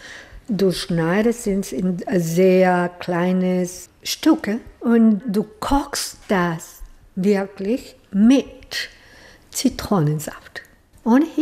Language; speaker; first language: German; non-native, learner; Spanish